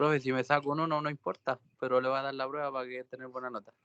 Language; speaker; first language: Spanish; native; Spanish